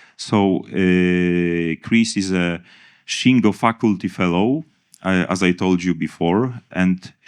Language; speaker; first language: English; non-native, fluent; Polish